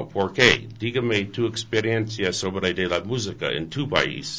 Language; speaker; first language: Spanish; non-native, learner; English